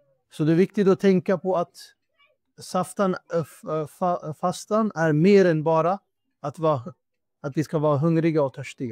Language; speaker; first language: Swedish; non-native, fluent; Urdu